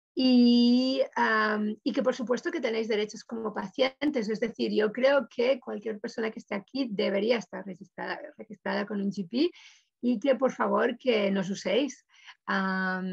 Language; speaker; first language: Spanish; native; Spanish